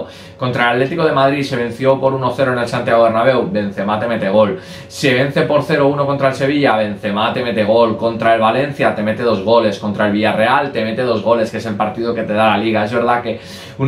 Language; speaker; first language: Spanish; native; Spanish